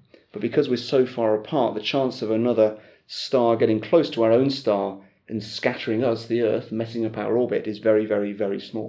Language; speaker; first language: English; native; English